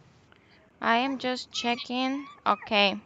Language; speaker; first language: English; non-native, local second language; Spanish